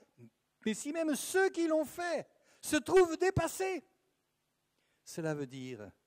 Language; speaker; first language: French; native; French